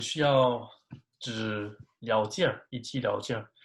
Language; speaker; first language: Chinese; non-native, learner; French